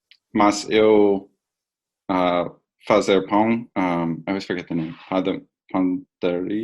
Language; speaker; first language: Portuguese; non-native, learner; English